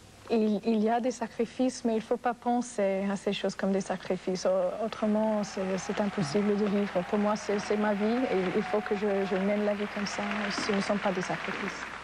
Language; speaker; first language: French; non-native, fluent; English